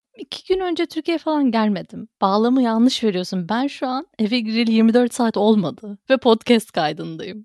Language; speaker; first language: Turkish; native; Turkish